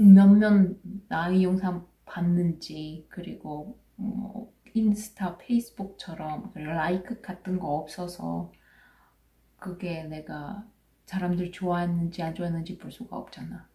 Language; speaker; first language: Korean; non-native, fluent; Russian